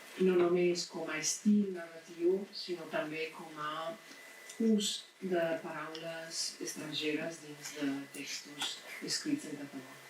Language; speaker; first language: Catalan; non-native, fluent; Italian